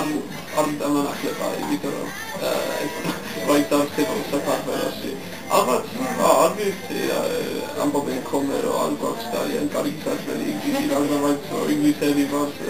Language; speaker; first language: Georgian; non-native, learner; English